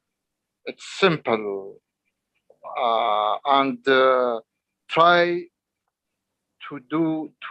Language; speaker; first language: English; non-native, learner; Arabic